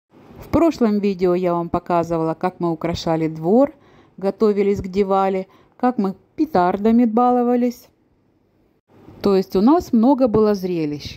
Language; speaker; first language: Russian; native; Russian